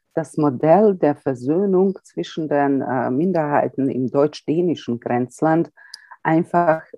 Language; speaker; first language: German; early bilingual, heritage; Croatian